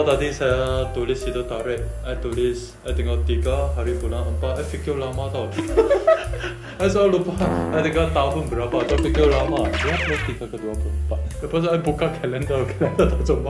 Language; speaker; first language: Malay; non-native, local second language; Chinese